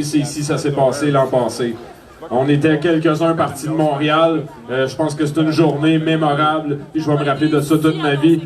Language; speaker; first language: French; native; French